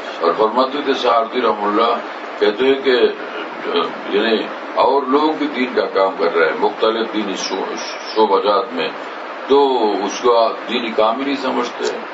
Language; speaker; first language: Urdu; native; Urdu